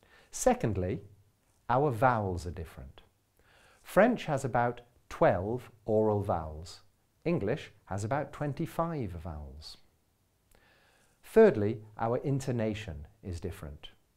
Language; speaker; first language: English; native; English